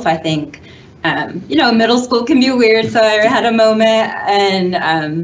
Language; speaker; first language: English; native; English